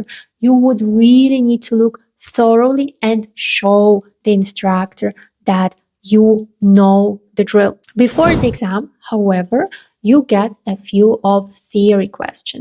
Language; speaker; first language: English; non-native, fluent; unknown